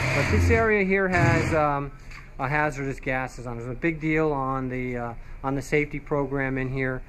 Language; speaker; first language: English; native; English